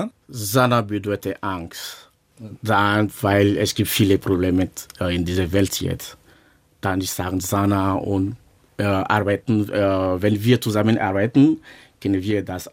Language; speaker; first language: German; non-native, learner; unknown